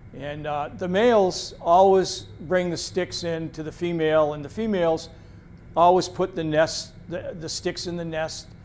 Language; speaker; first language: English; native; English